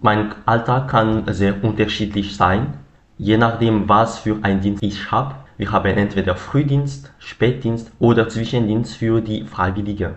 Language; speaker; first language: German; non-native, learner; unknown